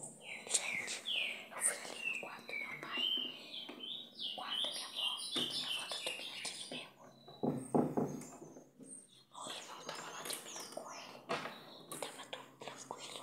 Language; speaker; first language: Portuguese; native; Portuguese